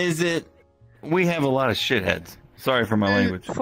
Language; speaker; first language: English; native; English